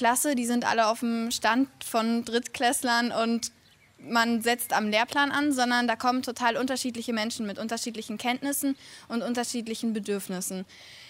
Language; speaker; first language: German; native; German